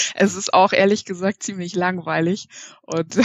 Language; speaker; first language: German; native; German